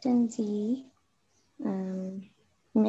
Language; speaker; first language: German; non-native, learner; Urdu